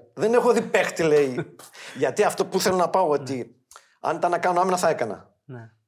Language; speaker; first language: Greek; native; Greek